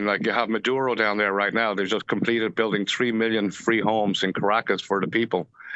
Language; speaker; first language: English; native; English